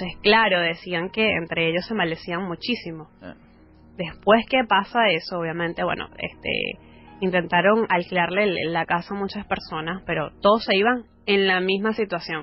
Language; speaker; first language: Spanish; native; Spanish